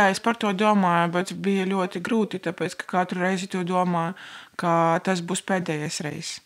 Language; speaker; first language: Latvian; non-native, local second language; Russian